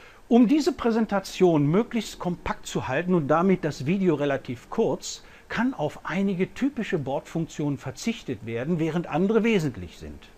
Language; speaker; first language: German; native; German